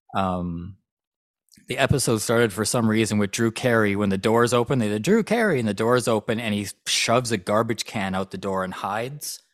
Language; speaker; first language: English; native; English